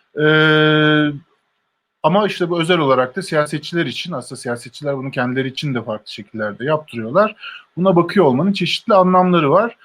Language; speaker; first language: Turkish; native; Turkish